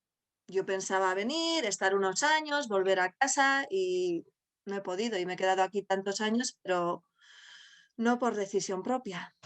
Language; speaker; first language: Spanish; non-native, local second language; Basque